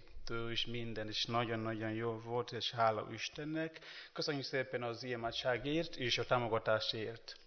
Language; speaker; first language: Hungarian; non-native, learner; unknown